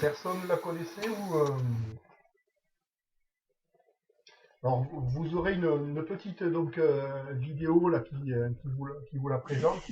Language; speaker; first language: French; native; French